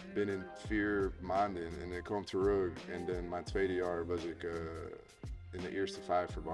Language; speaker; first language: Dutch; non-native, fluent; English